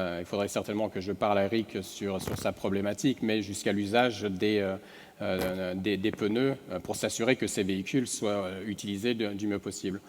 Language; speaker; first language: French; native; French